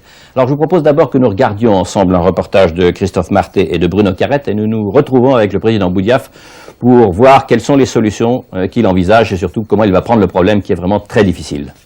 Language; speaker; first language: French; native; French